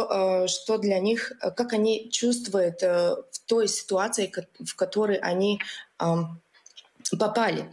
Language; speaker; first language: Russian; non-native, local second language; Latvian